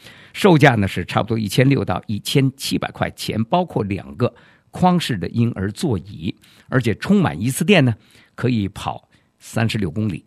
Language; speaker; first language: Chinese; native; Chinese